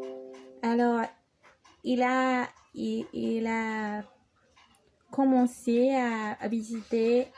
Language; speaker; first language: French; non-native, learner; Spanish